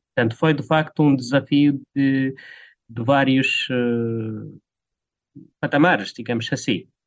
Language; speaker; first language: Portuguese; non-native, fluent; Arabic